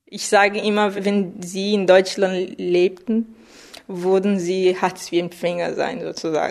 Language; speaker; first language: German; non-native, fluent; Portuguese